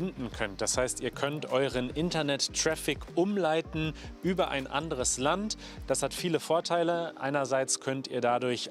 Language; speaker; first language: German; native; German